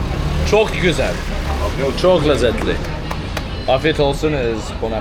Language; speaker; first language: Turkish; non-native, learner; English